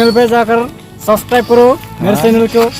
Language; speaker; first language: Hindi; non-native, local second language; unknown